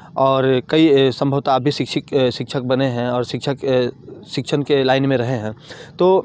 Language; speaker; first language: Hindi; native; Hindi